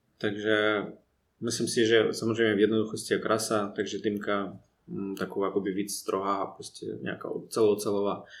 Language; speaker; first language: Czech; non-native, fluent; Russian